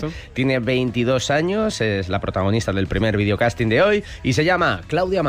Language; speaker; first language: Spanish; native; Spanish